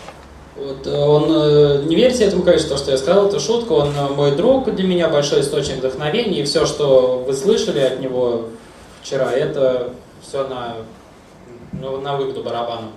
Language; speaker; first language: Russian; native; Russian